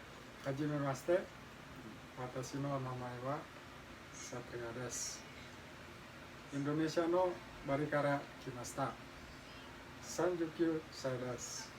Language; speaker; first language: Japanese; non-native, learner; Indonesian